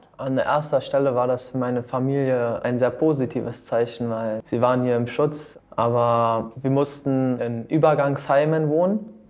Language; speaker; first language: German; early bilingual, other home language; Albanian